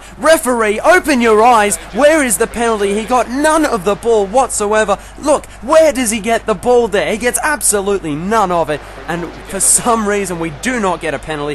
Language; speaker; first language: English; native; English